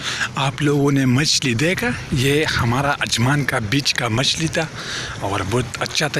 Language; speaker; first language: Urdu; non-native, local second language; Pashto